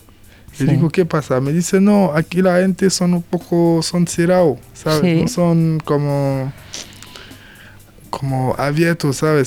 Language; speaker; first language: Spanish; non-native, learner; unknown